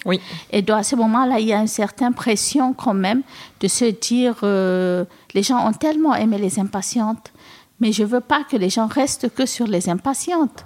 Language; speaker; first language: French; non-native, local second language; Fula